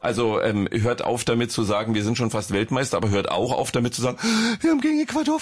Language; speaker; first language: German; native; German